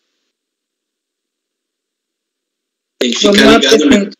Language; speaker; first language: Portuguese; native; Portuguese